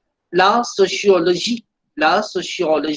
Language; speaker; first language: French; non-native, fluent; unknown